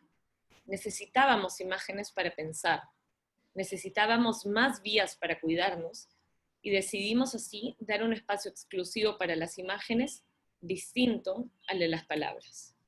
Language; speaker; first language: Spanish; native; Spanish